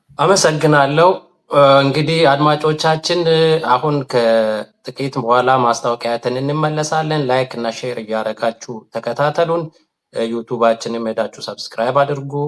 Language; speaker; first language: Amharic; non-native, local second language; Sidamo